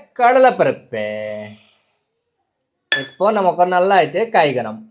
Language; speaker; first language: Malayalam; non-native, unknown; Bangla